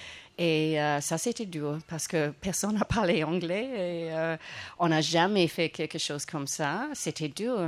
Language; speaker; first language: French; non-native, fluent; English